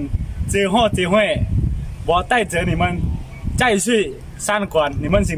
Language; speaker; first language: Chinese; non-native, learner; Lao